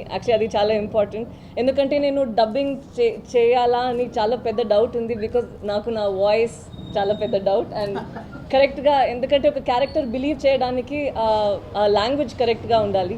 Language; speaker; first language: Telugu; non-native, local second language; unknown